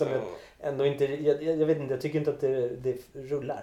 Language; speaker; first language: Swedish; native; Swedish